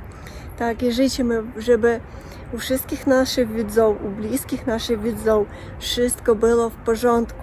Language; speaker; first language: Polish; non-native, learner; Russian